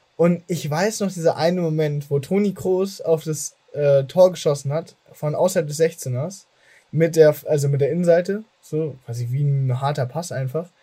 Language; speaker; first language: German; native; German